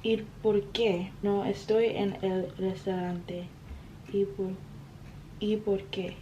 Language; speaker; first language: Spanish; non-native, learner; English